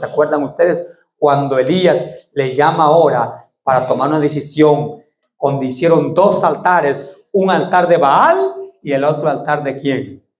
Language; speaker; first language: Spanish; native; Spanish